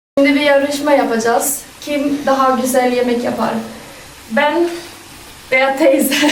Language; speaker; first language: Turkish; non-native, learner; Swedish